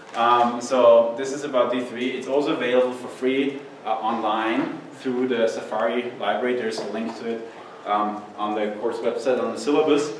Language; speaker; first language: English; non-native, fluent; German